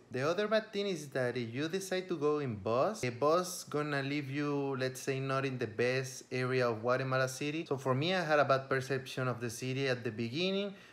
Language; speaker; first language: English; non-native, fluent; Spanish